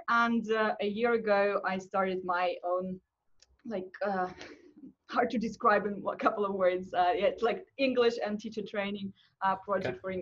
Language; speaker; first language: English; non-native, fluent; Russian